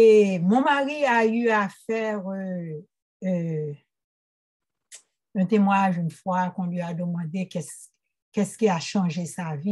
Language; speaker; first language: French; non-native, local second language; Haitian Creole